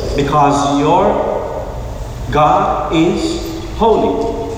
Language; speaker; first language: English; non-native, fluent; Portuguese